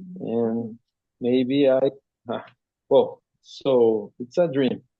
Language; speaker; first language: English; non-native, learner; Portuguese